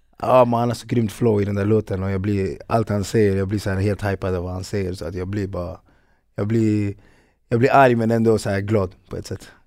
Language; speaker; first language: Swedish; early bilingual, other home language; Ganda